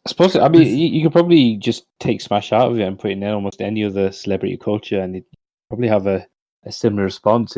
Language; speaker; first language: English; native; English